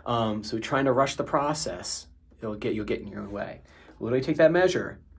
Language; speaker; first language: English; native; English